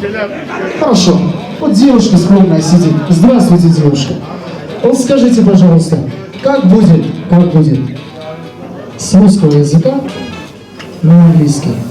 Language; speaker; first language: Russian; non-native, local second language; Armenian